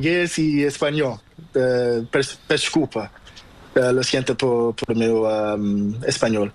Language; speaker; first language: Spanish; non-native, learner; Portuguese